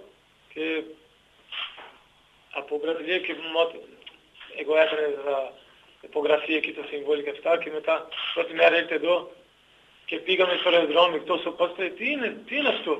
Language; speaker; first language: Greek; non-native, learner; Portuguese